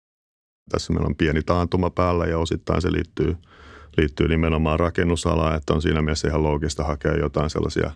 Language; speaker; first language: Finnish; native; Finnish